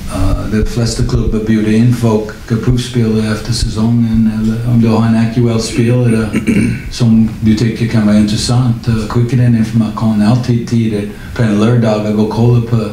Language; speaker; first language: Swedish; non-native, learner; English